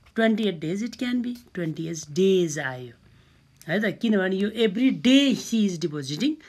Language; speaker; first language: English; non-native, local second language; Nepali